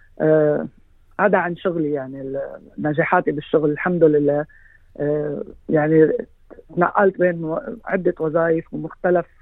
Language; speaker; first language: Arabic; native; Arabic